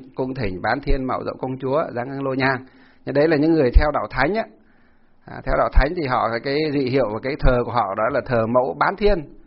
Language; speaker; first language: Vietnamese; non-native, local second language; Muong